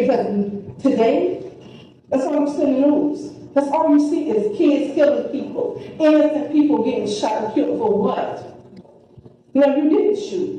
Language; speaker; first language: English; native; English